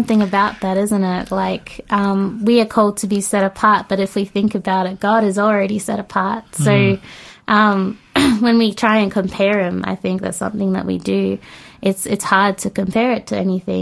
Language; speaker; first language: English; native; English